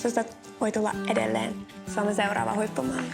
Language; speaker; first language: Finnish; native; Finnish